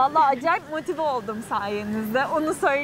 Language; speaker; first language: Turkish; native; Turkish